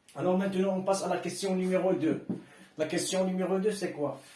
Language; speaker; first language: French; non-native, local second language; Arabic